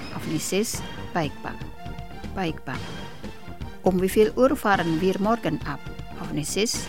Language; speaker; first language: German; non-native, fluent; Indonesian